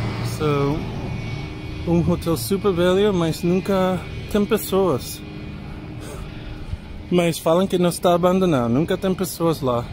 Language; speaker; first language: Portuguese; non-native, learner; English